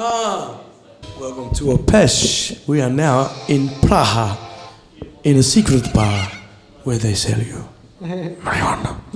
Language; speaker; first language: English; non-native, learner; Russian